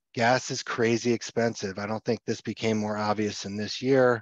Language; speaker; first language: English; native; English